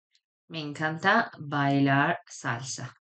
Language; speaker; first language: Spanish; non-native, fluent; Persian